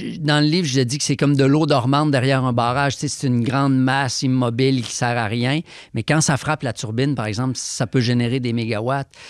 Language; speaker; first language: French; native; French